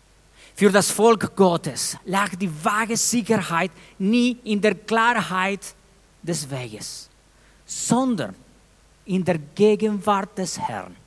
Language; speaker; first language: German; non-native, fluent; Spanish